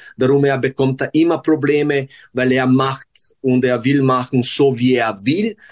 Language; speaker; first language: German; non-native, learner; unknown